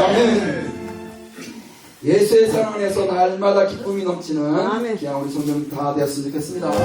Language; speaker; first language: Korean; native; Korean